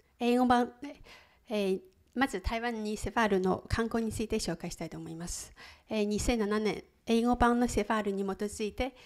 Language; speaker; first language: Japanese; non-native, fluent; Chinese